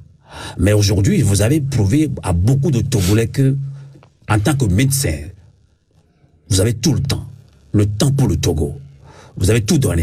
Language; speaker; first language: French; non-native, local second language; Ewe